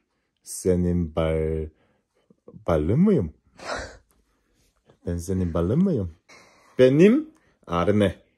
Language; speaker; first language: Turkish; non-native, learner; Korean